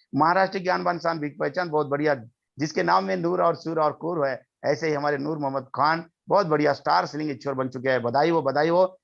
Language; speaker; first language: Hindi; non-native, local second language; Kannada